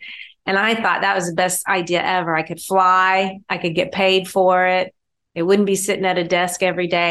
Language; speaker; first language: English; native; English